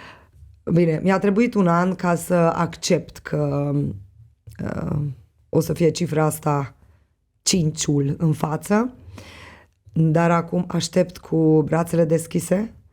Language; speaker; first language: Romanian; non-native, local second language; Hungarian